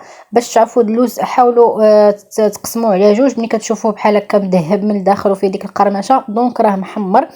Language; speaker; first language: Arabic; native; Arabic